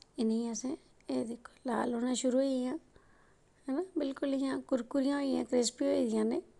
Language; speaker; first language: Punjabi; non-native, local second language; Dogri